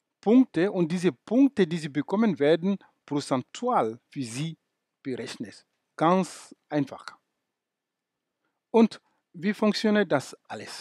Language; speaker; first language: German; non-native, fluent; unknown